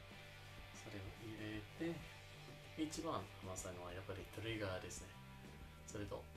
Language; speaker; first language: Japanese; non-native, learner; English